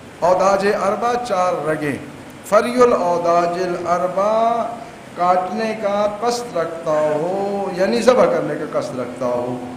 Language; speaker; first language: Urdu; non-native, local second language; Punjabi